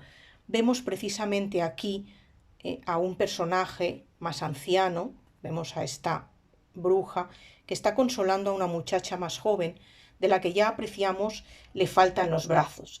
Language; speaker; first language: Spanish; native; Spanish